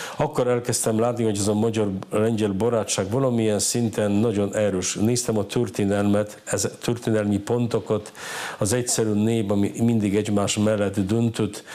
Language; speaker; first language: Hungarian; non-native, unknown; Polish